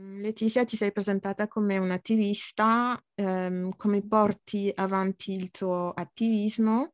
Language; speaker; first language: Italian; non-native, fluent; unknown